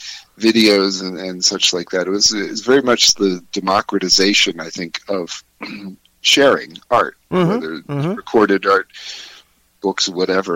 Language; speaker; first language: English; native; English